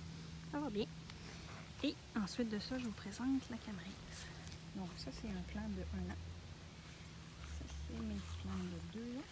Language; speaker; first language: French; native; French